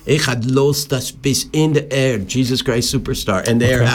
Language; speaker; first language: German; non-native, learner; English